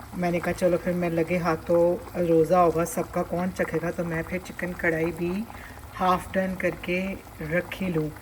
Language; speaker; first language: Urdu; native; Urdu